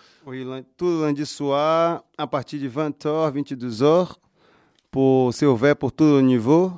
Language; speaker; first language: French; non-native, learner; Portuguese